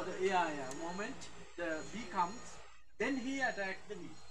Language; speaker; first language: English; non-native, fluent; Sinhala